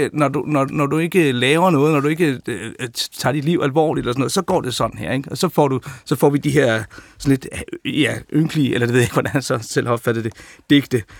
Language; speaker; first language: Danish; native; Danish